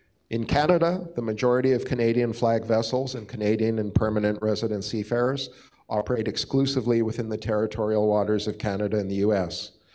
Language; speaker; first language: English; native; English